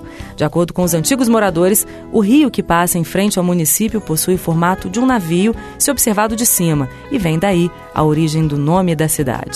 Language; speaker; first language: Portuguese; native; Portuguese